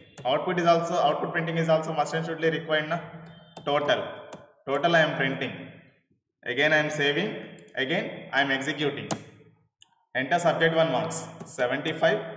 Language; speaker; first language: English; non-native, local second language; Telugu